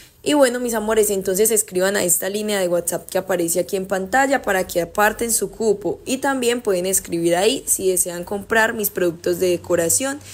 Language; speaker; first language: Spanish; native; Spanish